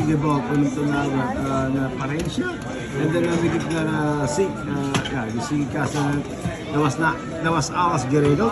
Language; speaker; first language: Dutch; non-native, fluent; Filipino